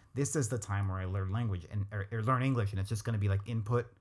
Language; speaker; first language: English; native; English